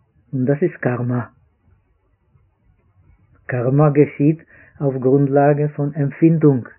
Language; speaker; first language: German; non-native, fluent; Czech